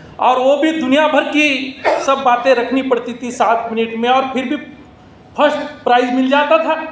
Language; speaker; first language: Hindi; non-native, local second language; Marathi